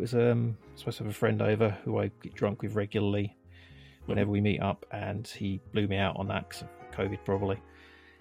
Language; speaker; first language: English; native; English